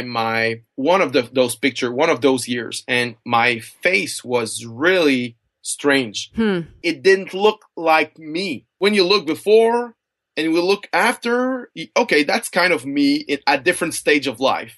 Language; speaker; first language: English; non-native, fluent; French